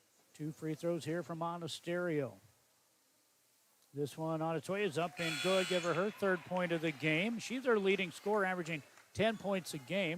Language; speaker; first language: English; native; English